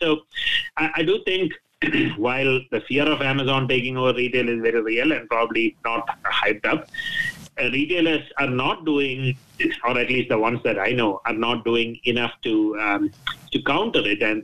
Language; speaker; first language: English; non-native, local second language; Malayalam